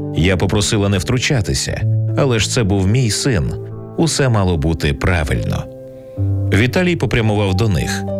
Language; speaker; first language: Ukrainian; native; Ukrainian